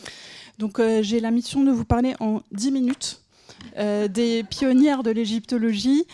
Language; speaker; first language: French; native; French